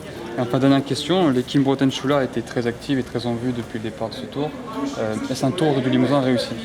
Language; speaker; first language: French; native; French